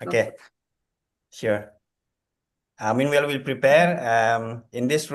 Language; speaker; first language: English; non-native, fluent; Indonesian